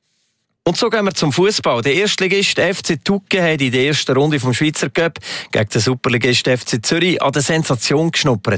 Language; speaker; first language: German; native; German